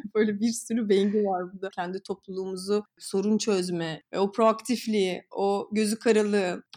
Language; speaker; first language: Turkish; native; Turkish